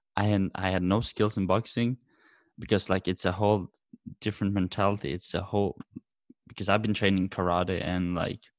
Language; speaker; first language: English; non-native, fluent; Norwegian